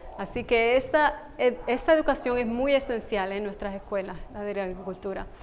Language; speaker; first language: Spanish; native; Spanish